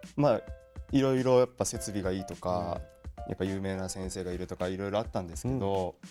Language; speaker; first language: Japanese; native; Japanese